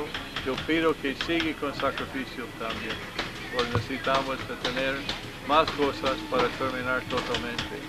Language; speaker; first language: Spanish; non-native, learner; English